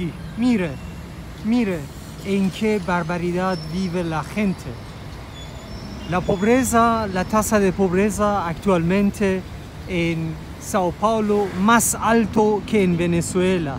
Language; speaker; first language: Spanish; non-native, fluent; Portuguese